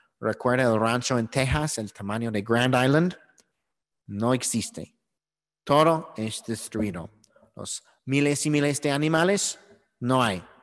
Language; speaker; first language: Spanish; non-native, learner; English